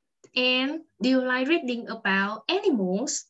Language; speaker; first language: English; non-native, fluent; Vietnamese